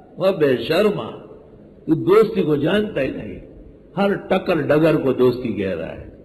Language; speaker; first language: Urdu; non-native, local second language; Pashto